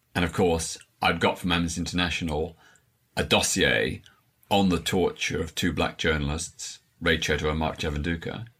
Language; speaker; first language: English; native; English